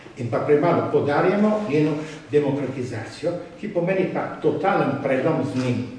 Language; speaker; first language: Slovenian; native; Slovenian